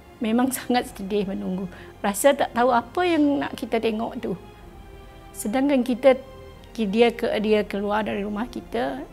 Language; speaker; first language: Malay; native; Malay